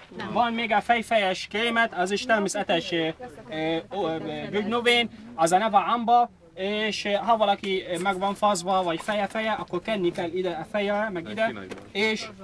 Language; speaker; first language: Hungarian; non-native, learner; Arabic